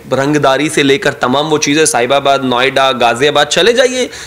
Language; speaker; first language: Hindi; native; Hindi